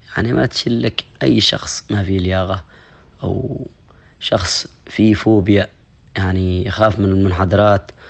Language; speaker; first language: Arabic; non-native, local second language; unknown